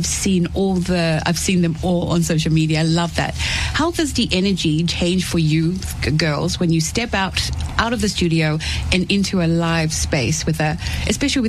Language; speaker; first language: English; native; English